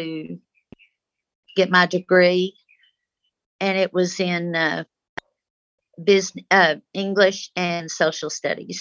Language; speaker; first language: English; early bilingual, other home language; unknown